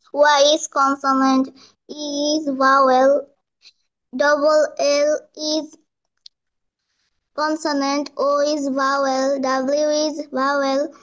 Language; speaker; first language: English; non-native, learner; Bangla